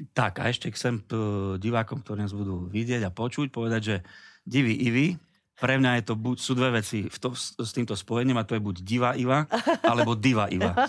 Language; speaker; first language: Slovak; native; Slovak